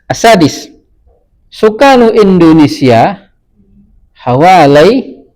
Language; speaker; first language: Arabic; non-native, fluent; Indonesian